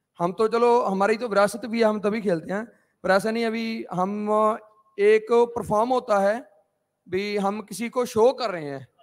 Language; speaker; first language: Hindi; non-native, local second language; Punjabi